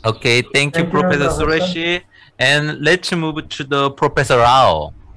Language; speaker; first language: English; non-native, fluent; Korean